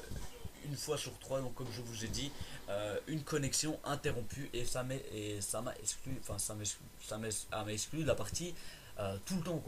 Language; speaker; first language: French; native; French